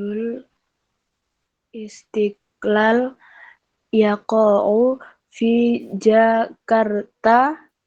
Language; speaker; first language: Arabic; non-native, learner; Indonesian